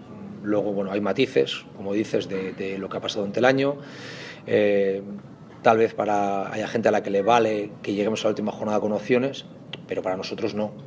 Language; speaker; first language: Spanish; native; Spanish